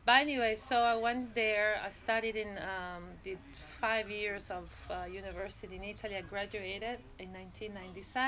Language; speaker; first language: English; non-native, fluent; Italian